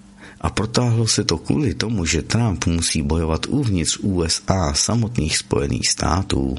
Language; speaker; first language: Czech; native; Czech